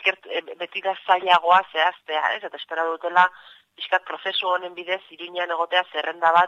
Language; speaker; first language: Basque; native; Basque